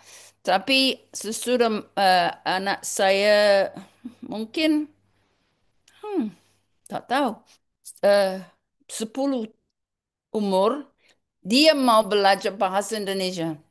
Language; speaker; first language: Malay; non-native, learner; English